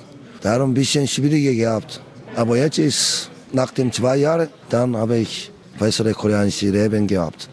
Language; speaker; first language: German; non-native, learner; Korean